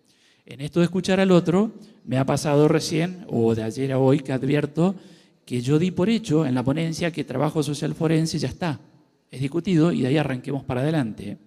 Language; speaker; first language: Spanish; native; Spanish